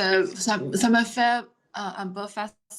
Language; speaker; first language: French; non-native, learner; Chinese